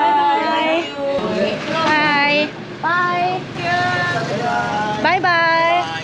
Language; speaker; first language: English; non-native, learner; Korean